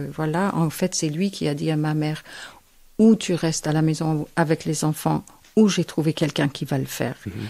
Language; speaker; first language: French; non-native, fluent; English